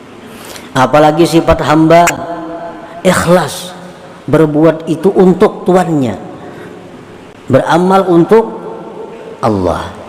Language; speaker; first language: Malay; non-native, local second language; Banjar